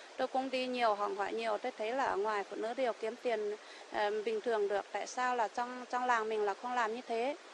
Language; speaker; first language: Vietnamese; non-native, local second language; Iu Mien